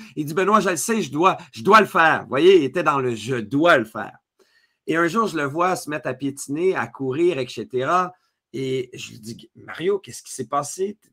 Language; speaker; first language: French; native; French